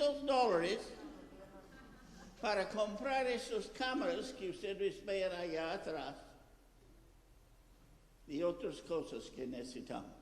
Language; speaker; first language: Spanish; non-native, fluent; English